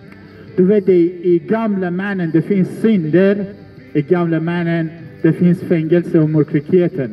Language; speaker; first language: Swedish; non-native, learner; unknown